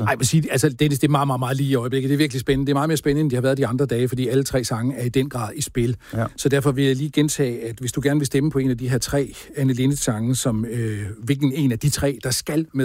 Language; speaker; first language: Danish; native; Danish